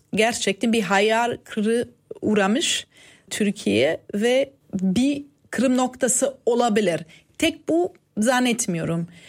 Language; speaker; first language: Turkish; non-native, fluent; German